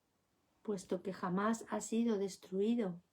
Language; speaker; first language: Spanish; native; Spanish